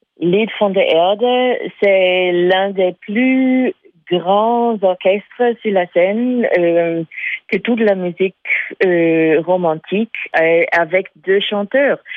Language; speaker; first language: French; non-native, fluent; English